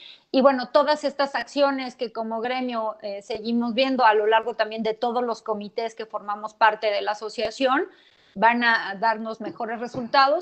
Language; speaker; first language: Spanish; native; Spanish